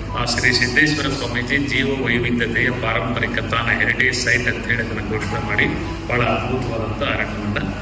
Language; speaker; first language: Kannada; native; Kannada